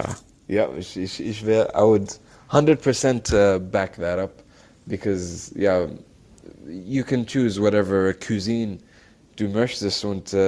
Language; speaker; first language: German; non-native, learner; Arabic